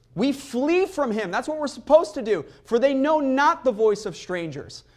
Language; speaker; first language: English; native; English